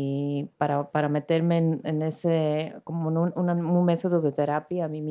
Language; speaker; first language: Spanish; non-native, fluent; Greek